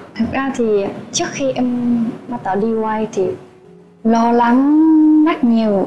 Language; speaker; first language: Vietnamese; non-native, fluent; Japanese